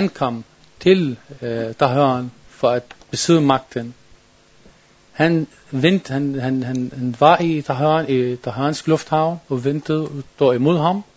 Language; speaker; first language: Danish; non-native, learner; Arabic